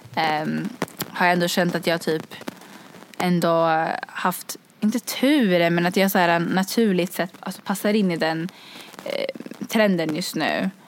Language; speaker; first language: Swedish; early bilingual, other home language; Kurdish